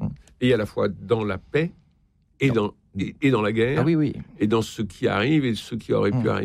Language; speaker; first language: French; native; French